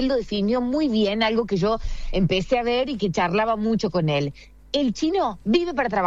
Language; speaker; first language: Spanish; native; Spanish